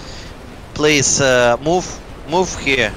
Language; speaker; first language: English; non-native, learner; Russian